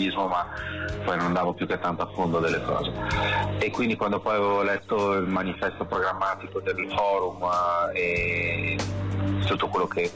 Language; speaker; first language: Italian; native; Italian